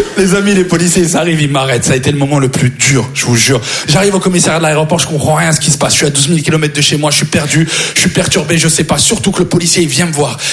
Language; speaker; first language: French; native; French